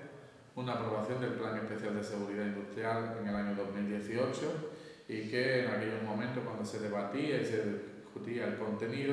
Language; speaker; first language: Spanish; native; Spanish